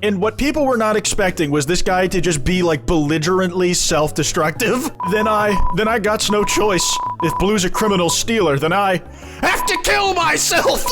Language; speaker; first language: English; native; English